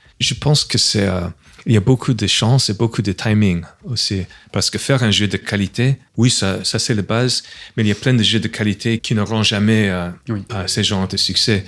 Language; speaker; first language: French; non-native, fluent; English